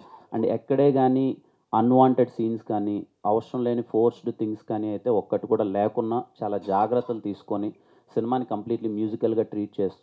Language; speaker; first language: Telugu; native; Telugu